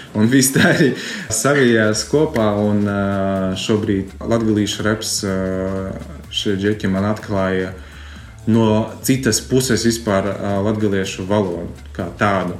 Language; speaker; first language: Latvian; non-native, local second language; Russian